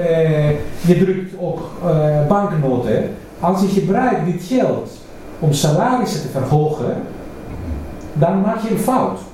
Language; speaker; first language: Dutch; non-native, fluent; Greek